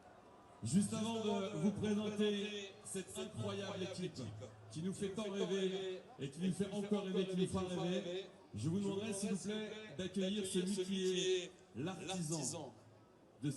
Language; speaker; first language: French; native; French